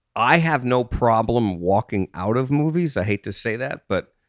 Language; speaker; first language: English; native; English